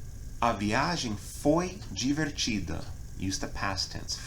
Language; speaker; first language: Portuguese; non-native, fluent; English